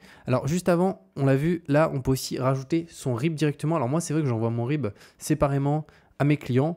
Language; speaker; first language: French; native; French